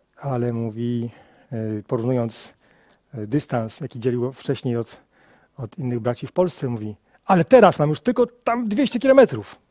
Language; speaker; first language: Polish; native; Polish